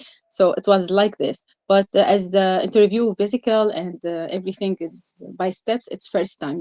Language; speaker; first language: English; non-native, learner; Arabic